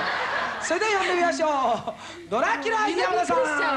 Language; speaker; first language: Japanese; native; Japanese